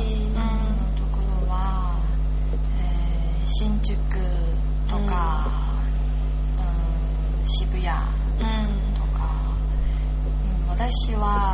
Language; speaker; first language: Japanese; non-native, learner; Chinese